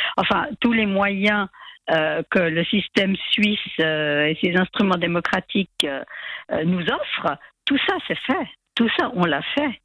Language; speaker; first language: French; native; French